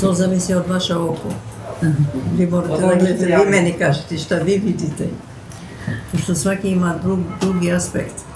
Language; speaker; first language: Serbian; early bilingual, heritage; Serbian